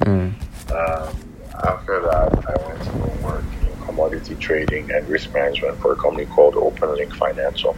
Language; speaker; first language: English; non-native, local second language; Yoruba